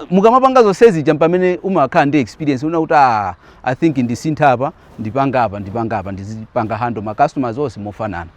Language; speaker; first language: Nyanja; non-native, local second language; Yao